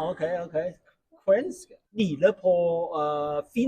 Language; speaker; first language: Norwegian; non-native, learner; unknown